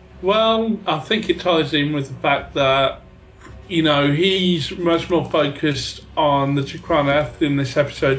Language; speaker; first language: English; native; English